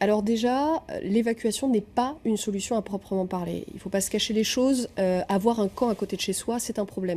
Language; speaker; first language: French; native; French